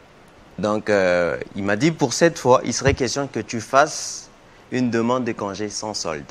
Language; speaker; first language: French; non-native, local second language; Lingala